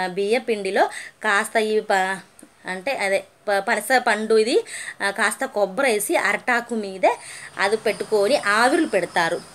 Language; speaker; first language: Telugu; non-native, learner; Malayalam